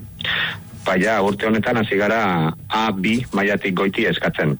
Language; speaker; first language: Basque; non-native, local second language; Spanish